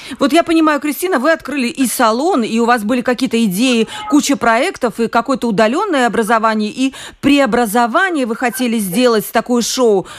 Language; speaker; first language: Russian; native; Russian